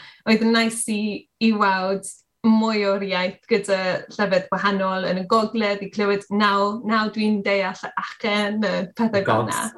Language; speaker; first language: Welsh; non-native, learner; English